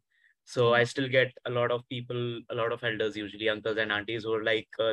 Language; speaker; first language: English; non-native, local second language; Hindi